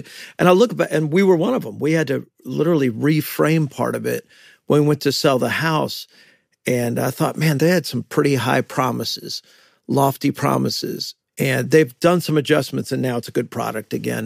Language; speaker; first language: English; native; English